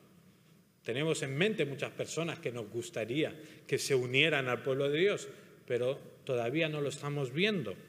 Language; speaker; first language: Spanish; native; Spanish